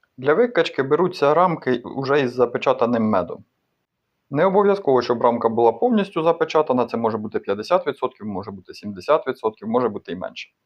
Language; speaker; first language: Ukrainian; native; Ukrainian